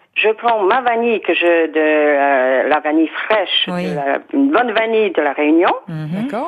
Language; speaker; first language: French; non-native, fluent; Polish